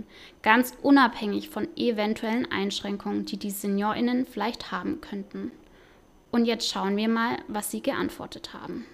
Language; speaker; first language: German; native; German